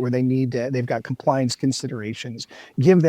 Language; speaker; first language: English; native; English